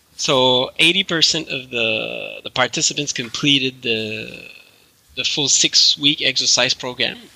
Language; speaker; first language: English; non-native, fluent; French